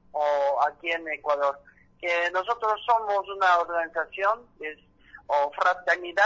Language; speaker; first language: Spanish; non-native, learner; Korean